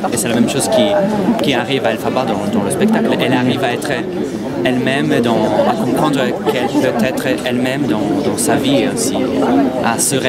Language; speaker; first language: French; non-native, fluent; Italian